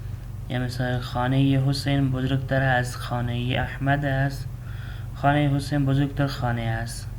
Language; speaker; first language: Persian; non-native, fluent; Urdu